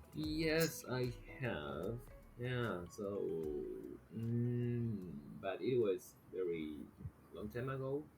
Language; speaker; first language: English; non-native, fluent; Japanese